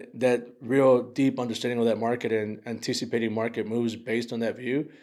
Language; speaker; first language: English; early bilingual, other home language; Spanish